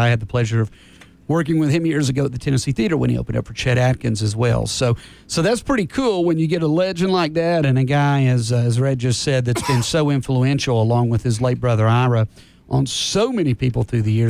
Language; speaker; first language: English; native; English